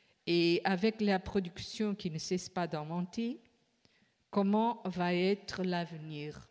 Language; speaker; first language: French; non-native, fluent; Portuguese